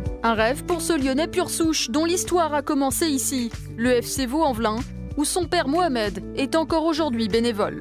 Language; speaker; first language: French; native; French